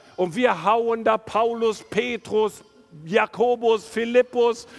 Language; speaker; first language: German; non-native, fluent; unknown